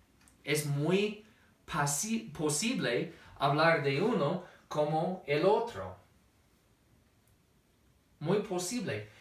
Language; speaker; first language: Spanish; non-native, fluent; English